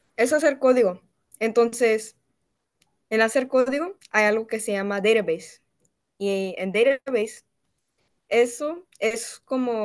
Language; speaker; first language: Spanish; early bilingual, heritage; Spanish